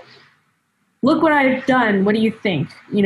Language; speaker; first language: English; native; English